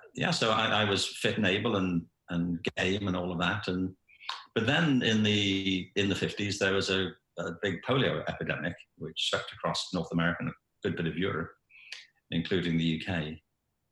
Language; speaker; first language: English; native; English